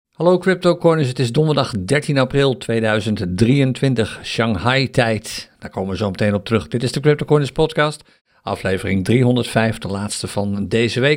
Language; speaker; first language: Dutch; native; Dutch